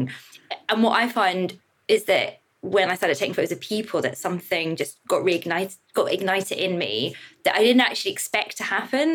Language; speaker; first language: English; native; English